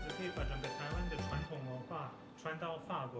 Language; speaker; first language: Chinese; non-native, fluent; Polish